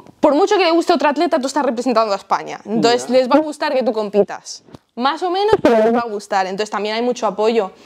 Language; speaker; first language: Spanish; early bilingual, heritage; Spanish